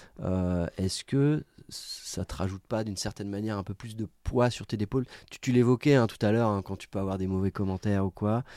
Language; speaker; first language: French; native; French